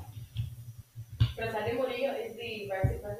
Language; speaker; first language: English; non-native, learner; Spanish